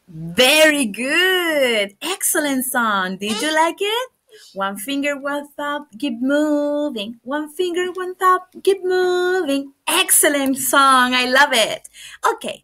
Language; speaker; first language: English; non-native, fluent; Spanish